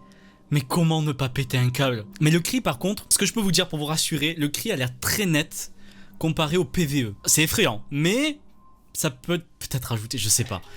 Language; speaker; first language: French; native; French